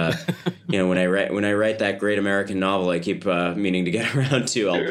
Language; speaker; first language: English; native; English